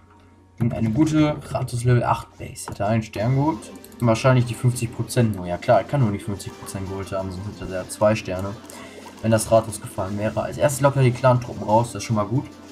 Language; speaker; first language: German; native; German